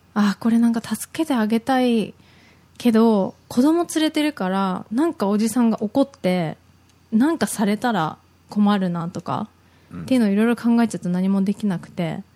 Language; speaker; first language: Japanese; early bilingual, heritage; Japanese